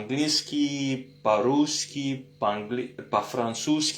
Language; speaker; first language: Russian; non-native, fluent; French